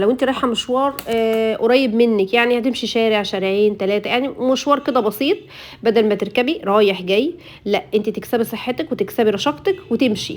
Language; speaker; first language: Arabic; native; Arabic